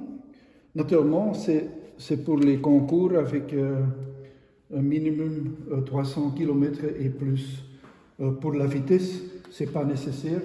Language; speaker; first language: French; non-native, local second language; Dutch